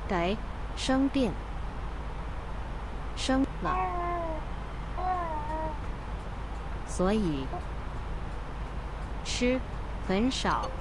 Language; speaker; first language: Chinese; non-native, learner; English